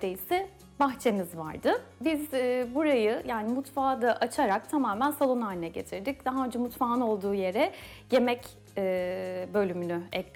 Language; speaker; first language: Turkish; native; Turkish